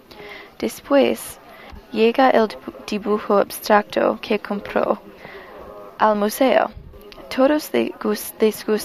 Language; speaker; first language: Spanish; non-native, learner; English